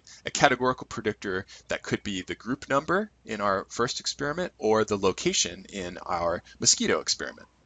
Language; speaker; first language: English; native; English